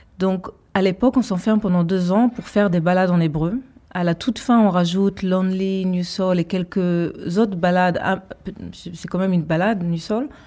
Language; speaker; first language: French; early bilingual, heritage; Hebrew